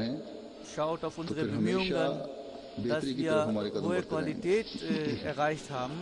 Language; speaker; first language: German; non-native, fluent; Urdu